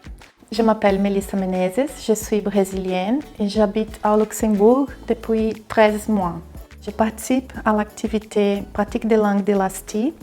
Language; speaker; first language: French; non-native, learner; Portuguese